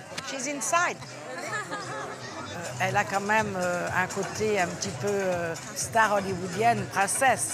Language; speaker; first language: French; native; French